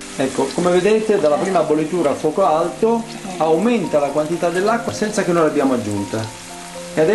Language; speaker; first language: Italian; native; Italian